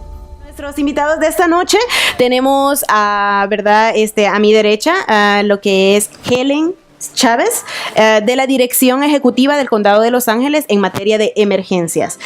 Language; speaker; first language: Spanish; native; Spanish